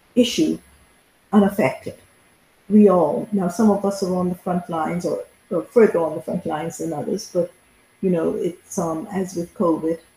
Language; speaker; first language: English; native; English